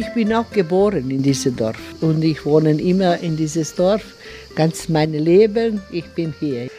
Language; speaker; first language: German; non-native, learner; Croatian